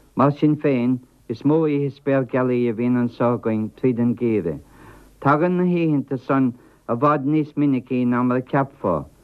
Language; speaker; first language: Irish; non-native, local second language; English